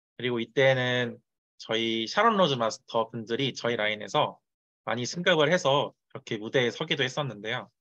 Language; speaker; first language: Korean; native; Korean